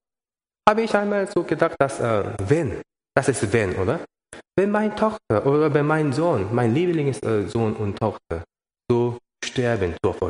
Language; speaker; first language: German; non-native, learner; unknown